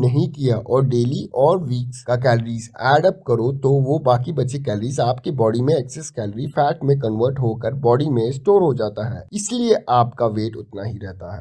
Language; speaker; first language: Hindi; native; Hindi